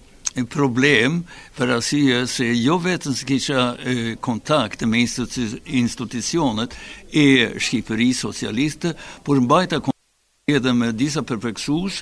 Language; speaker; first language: Albanian; non-native, fluent; Swedish